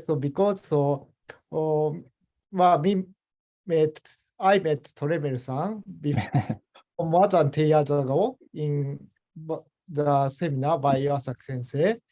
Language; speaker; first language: English; non-native, learner; Japanese